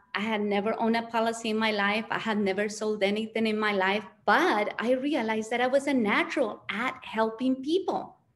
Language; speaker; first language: English; early bilingual, other home language; Spanish